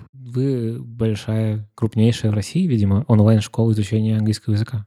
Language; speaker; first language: Russian; native; Russian